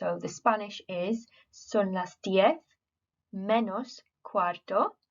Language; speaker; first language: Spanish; non-native, fluent; English